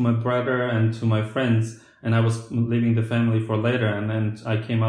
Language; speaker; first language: English; non-native, fluent; Slovak